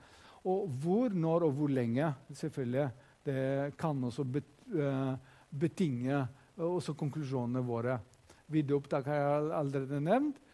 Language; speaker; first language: Norwegian; non-native, fluent; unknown